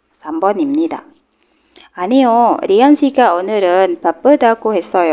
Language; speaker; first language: Korean; non-native, learner; Indonesian